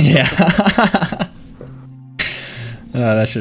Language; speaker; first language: English; native; English